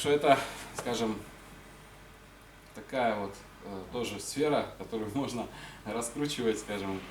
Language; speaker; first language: Russian; native; Russian